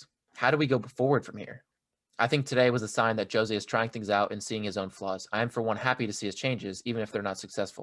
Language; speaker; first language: English; native; English